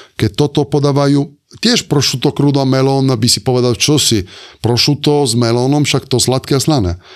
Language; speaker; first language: Slovak; non-native, fluent; Italian